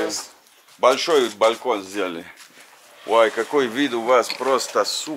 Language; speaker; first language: Russian; non-native, learner; English